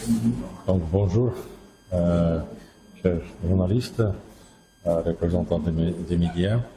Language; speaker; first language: French; non-native, fluent; Russian